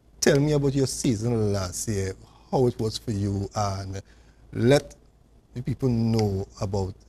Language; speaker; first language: English; native; English